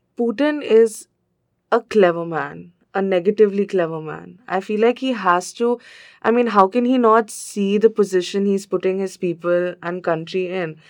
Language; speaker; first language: English; non-native, local second language; Hindi